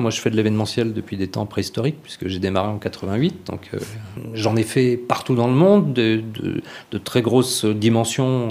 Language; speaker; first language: French; native; French